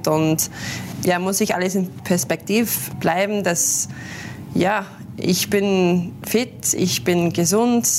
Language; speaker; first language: German; non-native, learner; English